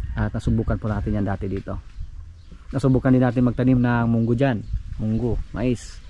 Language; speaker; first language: Filipino; non-native, local second language; Cebuano